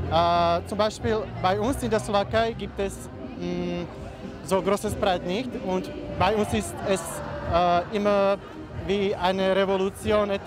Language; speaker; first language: German; non-native, learner; Slovak